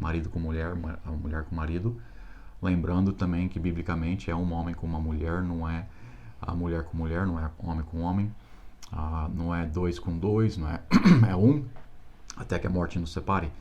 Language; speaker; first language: Portuguese; non-native, fluent; English